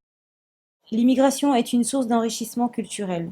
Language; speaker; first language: French; non-native, local second language; Comorian